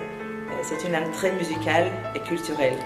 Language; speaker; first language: French; non-native, fluent; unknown